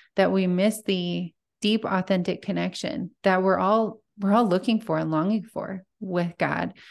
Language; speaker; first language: English; native; English